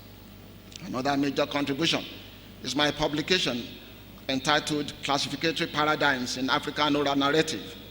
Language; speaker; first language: English; non-native, local second language; Yoruba